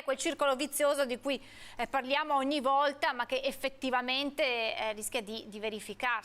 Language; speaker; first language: Italian; native; Italian